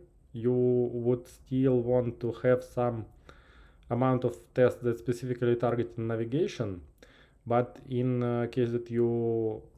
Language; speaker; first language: English; non-native, fluent; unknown